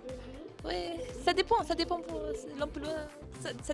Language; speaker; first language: French; non-native, fluent; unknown